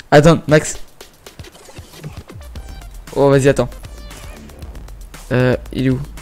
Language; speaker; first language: French; native; French